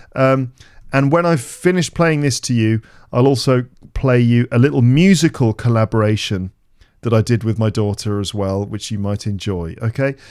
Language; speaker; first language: English; native; English